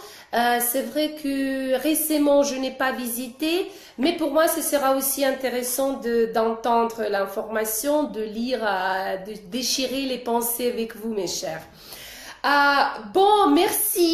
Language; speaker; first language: French; non-native, fluent; Russian